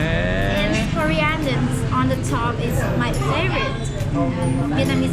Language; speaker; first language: English; non-native, local second language; Vietnamese